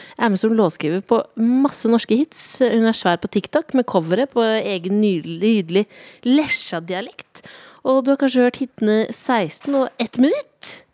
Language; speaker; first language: Norwegian; native; Norwegian